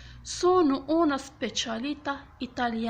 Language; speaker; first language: Italian; non-native, fluent; French